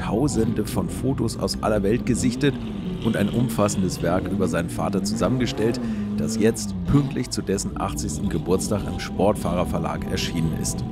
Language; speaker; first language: German; native; German